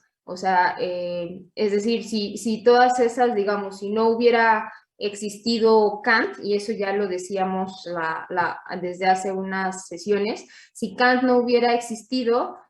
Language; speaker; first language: Spanish; native; Spanish